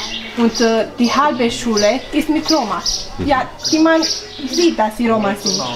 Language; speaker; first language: German; non-native, fluent; Romanian